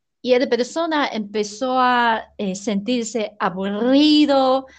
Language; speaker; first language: Spanish; non-native, learner; Chinese